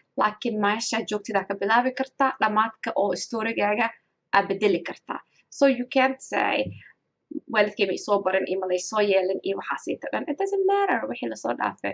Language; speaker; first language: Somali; early bilingual, heritage; Somali